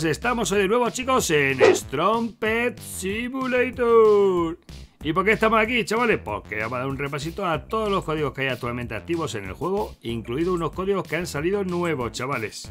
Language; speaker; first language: Spanish; native; Spanish